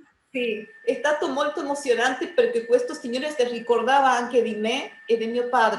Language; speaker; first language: Italian; early bilingual, heritage; Spanish